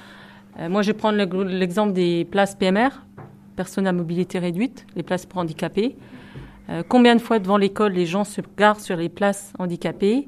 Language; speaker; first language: French; native; French